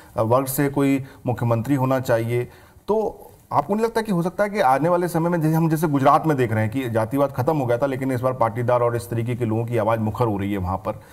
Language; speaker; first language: Hindi; native; Hindi